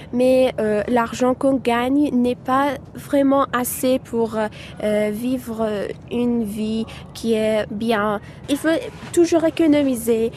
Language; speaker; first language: French; non-native, fluent; Persian